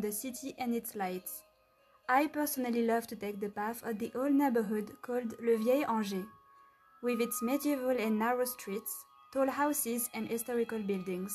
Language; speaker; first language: English; non-native, fluent; French